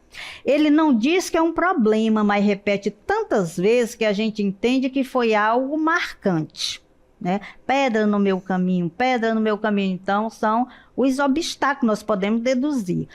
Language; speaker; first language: Portuguese; native; Portuguese